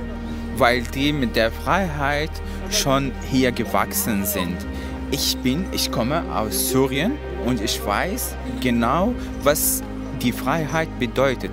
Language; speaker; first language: German; non-native, fluent; Arabic